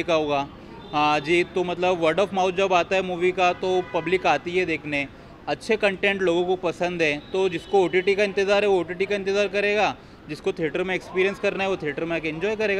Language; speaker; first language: Hindi; native; Hindi